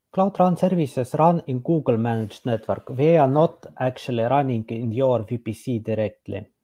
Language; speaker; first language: English; non-native, fluent; Estonian